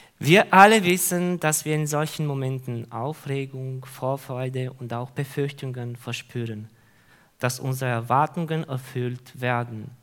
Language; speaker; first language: German; non-native, fluent; Hungarian